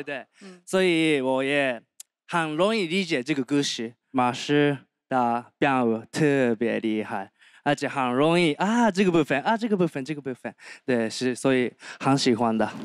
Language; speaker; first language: Chinese; non-native, learner; Japanese